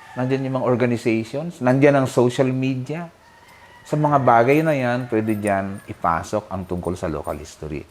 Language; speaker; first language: Filipino; non-native, local second language; Bikol